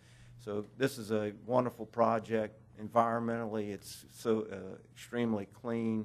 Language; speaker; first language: English; native; English